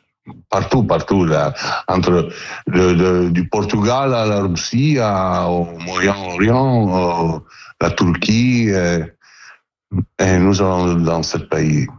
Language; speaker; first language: French; non-native, learner; Italian